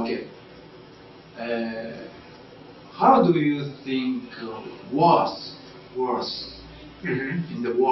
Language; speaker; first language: English; non-native, learner; Japanese